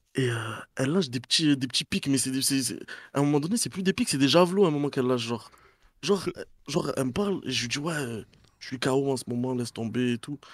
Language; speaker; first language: French; native; French